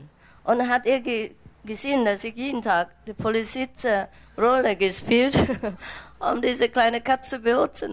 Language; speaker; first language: German; non-native, fluent; Vietnamese